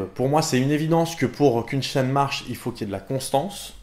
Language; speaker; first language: French; native; French